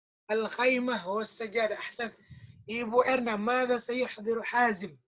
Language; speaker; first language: Arabic; non-native, fluent; Indonesian